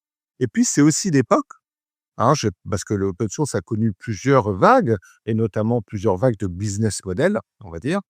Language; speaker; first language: French; native; French